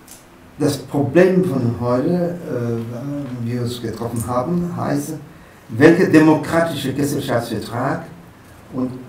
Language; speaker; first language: German; non-native, fluent; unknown